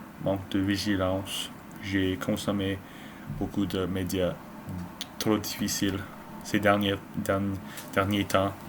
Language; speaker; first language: French; non-native, learner; English